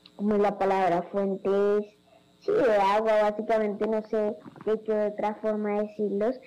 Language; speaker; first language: Spanish; native; Spanish